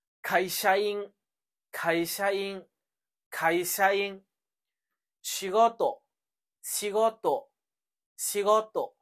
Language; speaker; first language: Japanese; non-native, fluent; Khmer